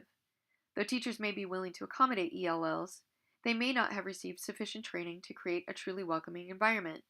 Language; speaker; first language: English; native; English